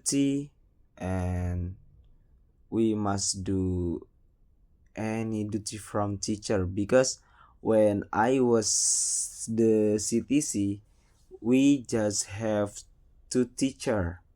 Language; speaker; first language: English; non-native, learner; Indonesian